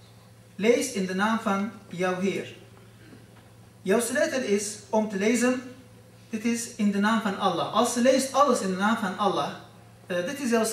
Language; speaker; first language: Dutch; non-native, fluent; Turkish